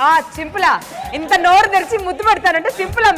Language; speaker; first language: Telugu; native; Telugu